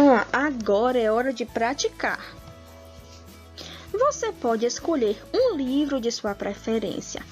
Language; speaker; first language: Portuguese; native; Portuguese